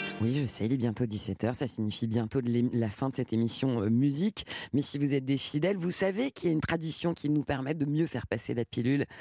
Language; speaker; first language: French; native; French